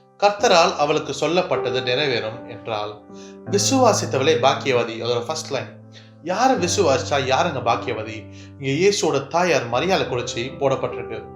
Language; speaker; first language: Tamil; early bilingual, heritage; Tamil